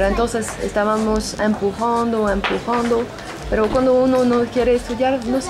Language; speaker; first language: Spanish; non-native, fluent; French